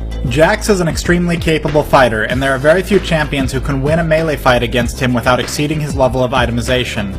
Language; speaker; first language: English; native; English